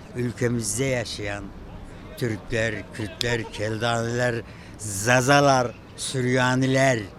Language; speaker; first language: Turkish; native; Turkish